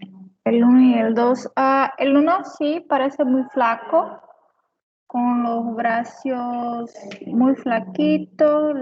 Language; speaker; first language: Spanish; non-native, learner; Portuguese